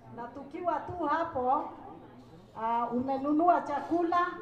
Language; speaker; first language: Swahili; non-native, local second language; Kikuyu